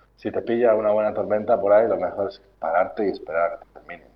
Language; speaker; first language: Spanish; native; Spanish